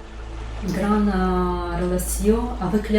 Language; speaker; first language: French; non-native, learner; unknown